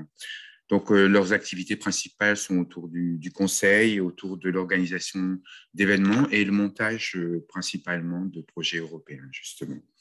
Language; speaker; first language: French; native; French